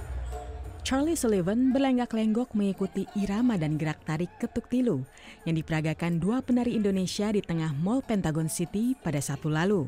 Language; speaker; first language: Indonesian; native; Indonesian